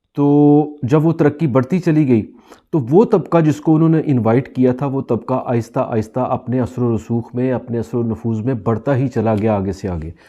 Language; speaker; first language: Urdu; native; Urdu